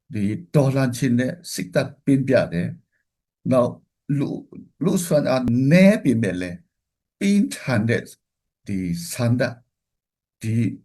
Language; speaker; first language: Burmese; non-native, local second language; Hakha Chin